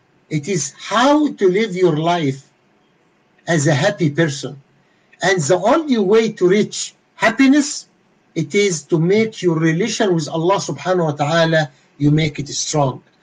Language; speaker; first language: English; non-native, fluent; Arabic